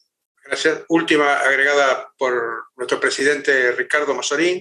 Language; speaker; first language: Spanish; native; Spanish